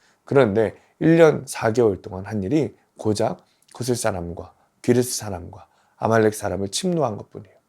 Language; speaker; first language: Korean; native; Korean